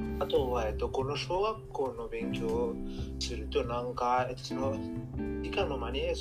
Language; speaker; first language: Japanese; non-native, learner; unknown